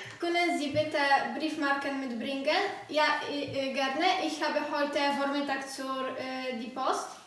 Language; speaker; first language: German; non-native, learner; Polish